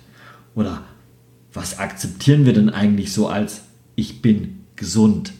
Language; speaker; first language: German; native; German